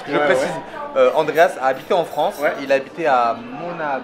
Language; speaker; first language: French; native; French